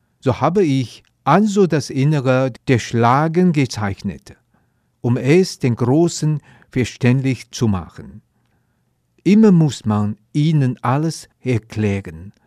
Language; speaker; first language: German; non-native, fluent; Chinese